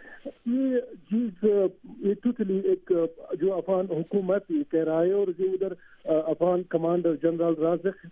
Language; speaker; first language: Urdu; non-native, learner; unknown